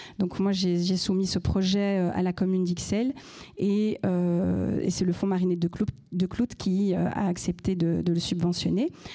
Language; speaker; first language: French; native; French